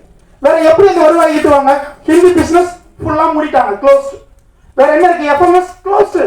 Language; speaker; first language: Tamil; native; Tamil